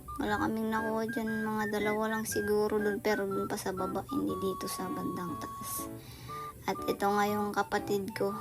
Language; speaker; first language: Filipino; non-native, local second language; Iloko